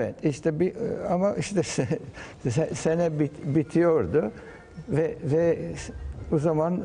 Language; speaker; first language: Turkish; early bilingual, heritage; Turkish